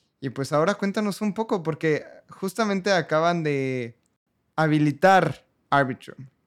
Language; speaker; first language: Spanish; native; Spanish